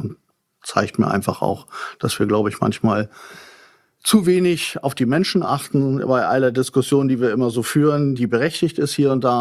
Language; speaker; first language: German; native; German